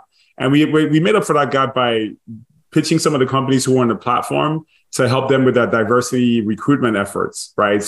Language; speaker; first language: English; non-native, local second language; Igbo